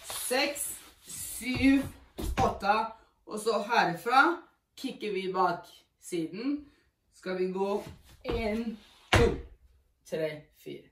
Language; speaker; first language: Norwegian; non-native, fluent; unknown